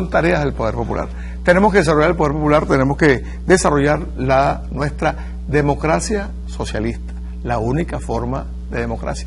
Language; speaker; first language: Spanish; native; Spanish